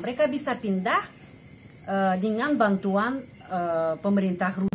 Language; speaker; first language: Indonesian; non-native, fluent; Russian